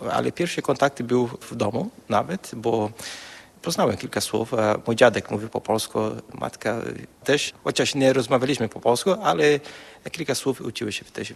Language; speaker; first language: Polish; non-native, fluent; Portuguese